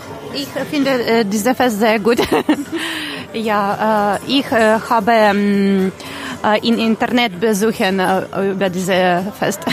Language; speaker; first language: German; non-native, learner; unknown